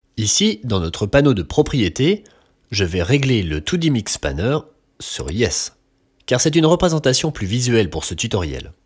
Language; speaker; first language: French; native; French